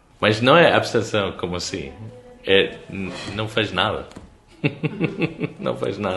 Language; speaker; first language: Portuguese; non-native, learner; English